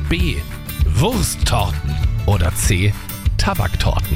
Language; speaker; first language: German; native; German